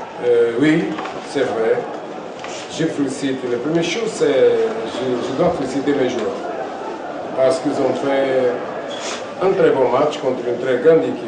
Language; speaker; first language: French; non-native, fluent; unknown